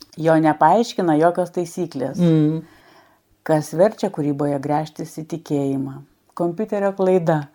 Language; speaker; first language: Lithuanian; native; Lithuanian